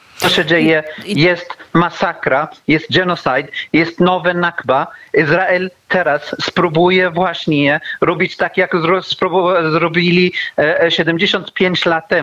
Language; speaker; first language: Polish; non-native, learner; Arabic